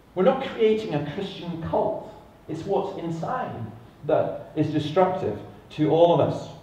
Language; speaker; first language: English; native; English